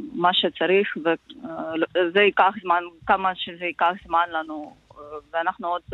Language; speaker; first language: Hebrew; non-native, learner; Ukrainian